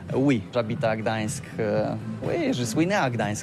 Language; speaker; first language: French; non-native, fluent; Polish